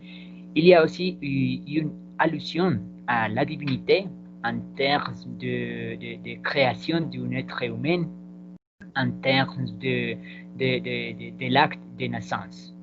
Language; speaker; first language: French; non-native, learner; Spanish